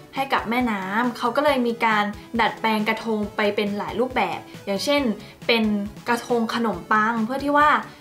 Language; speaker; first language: Thai; native; Thai